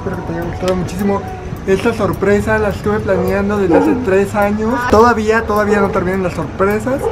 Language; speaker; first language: Spanish; native; Spanish